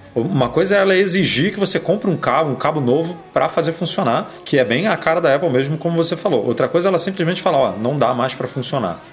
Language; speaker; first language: Portuguese; native; Portuguese